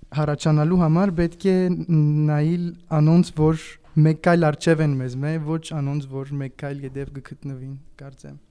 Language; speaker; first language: Armenian; early bilingual, heritage; Armenian